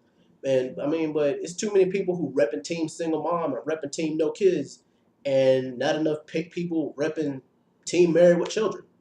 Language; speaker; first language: English; native; English